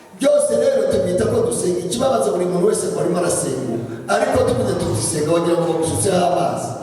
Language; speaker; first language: Kinyarwanda; early bilingual, heritage; Kinyarwanda